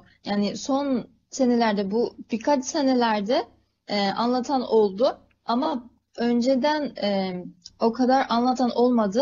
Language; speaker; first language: Turkish; early bilingual, other home language; Uyghur